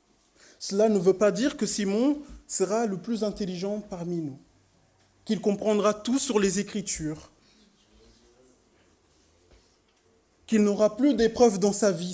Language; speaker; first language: French; native; French